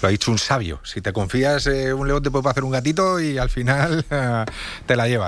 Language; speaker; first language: Spanish; native; Spanish